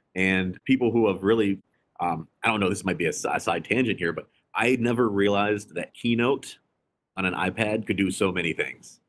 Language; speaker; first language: English; native; English